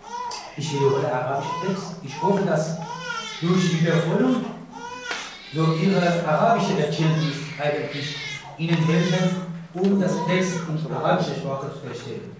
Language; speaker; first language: German; non-native, learner; Persian